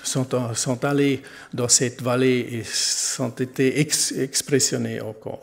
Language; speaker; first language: French; non-native, learner; German